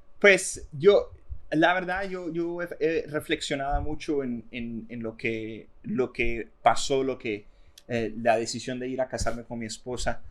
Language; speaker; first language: Spanish; non-native, fluent; English